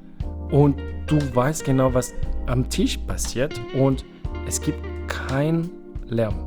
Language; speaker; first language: German; non-native, fluent; French